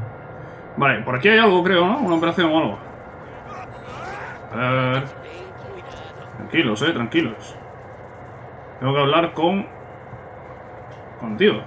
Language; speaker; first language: Spanish; native; Spanish